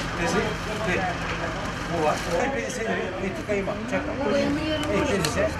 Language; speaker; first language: Bulgarian; non-native, learner; Turkish